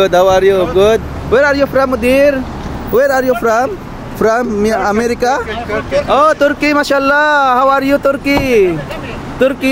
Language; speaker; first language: English; non-native, learner; Filipino